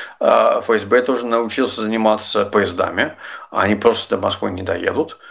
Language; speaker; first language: Russian; non-native, fluent; English